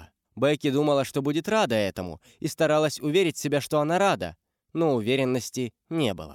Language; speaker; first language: Russian; native; Russian